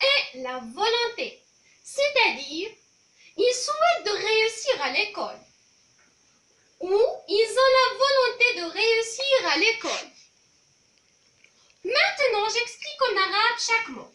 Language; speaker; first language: French; non-native, local second language; Arabic